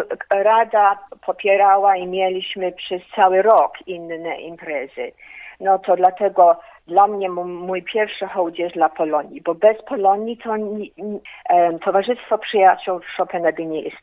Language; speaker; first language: Polish; early bilingual, heritage; Polish